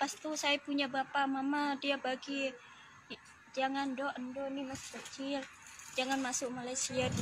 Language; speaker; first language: Indonesian; non-native, local second language; Madurese